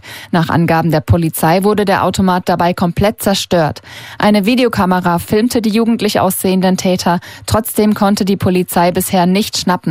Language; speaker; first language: German; native; German